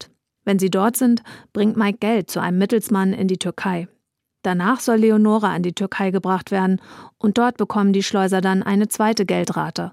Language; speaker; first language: German; native; German